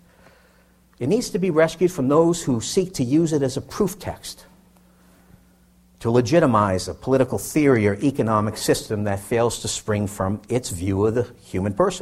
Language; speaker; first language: English; native; English